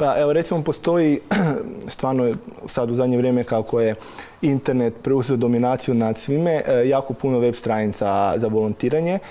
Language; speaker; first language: Croatian; native; Croatian